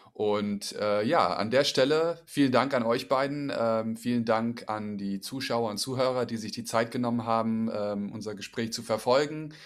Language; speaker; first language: German; native; German